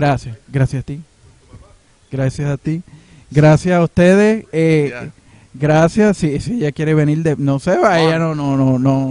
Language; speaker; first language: Spanish; native; Spanish